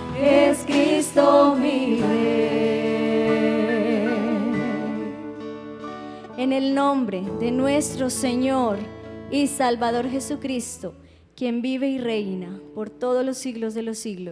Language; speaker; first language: Spanish; native; Spanish